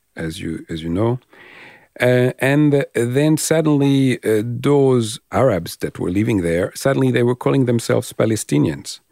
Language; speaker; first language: English; non-native, fluent; French